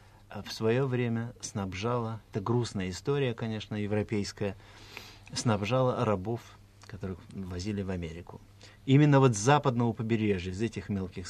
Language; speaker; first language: Russian; native; Russian